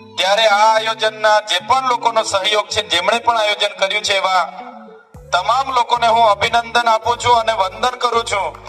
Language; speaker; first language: Gujarati; non-native, local second language; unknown